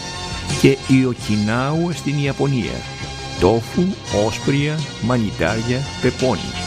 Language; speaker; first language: Greek; native; Greek